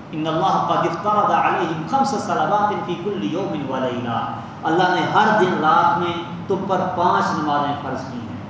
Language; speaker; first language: Urdu; non-native, local second language; Punjabi